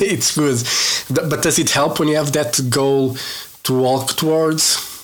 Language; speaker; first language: English; non-native, fluent; Portuguese